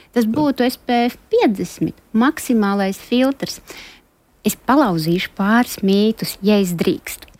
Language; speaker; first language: Latvian; non-native, local second language; Russian